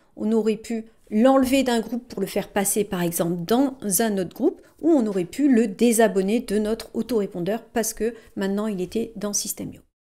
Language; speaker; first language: French; native; French